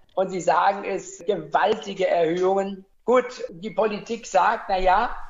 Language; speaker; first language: German; native; German